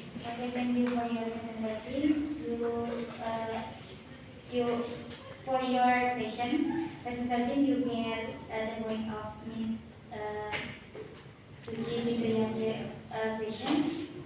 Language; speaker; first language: English; non-native, learner; Indonesian